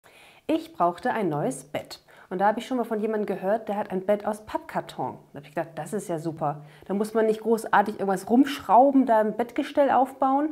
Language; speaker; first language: German; native; German